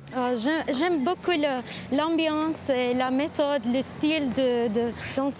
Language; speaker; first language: French; non-native, learner; Arabic